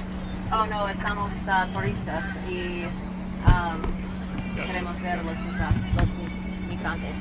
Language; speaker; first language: Spanish; non-native, learner; English